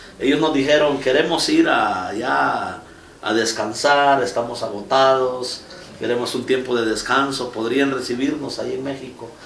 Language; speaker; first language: Spanish; native; Spanish